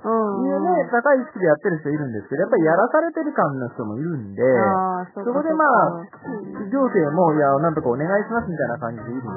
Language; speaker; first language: Japanese; native; Japanese